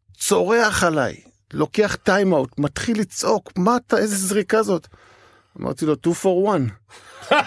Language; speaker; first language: Hebrew; native; Hebrew